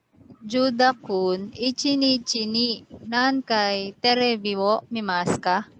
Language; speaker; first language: Japanese; non-native, learner; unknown